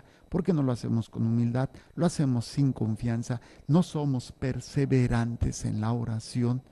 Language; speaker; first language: Spanish; native; Spanish